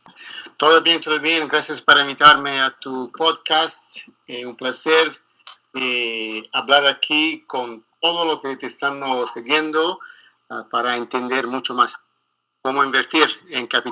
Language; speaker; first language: Spanish; non-native, learner; Italian